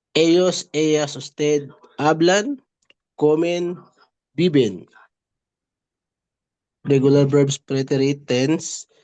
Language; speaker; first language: Spanish; non-native, learner; Filipino